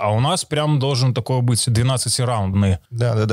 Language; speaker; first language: Russian; native; Russian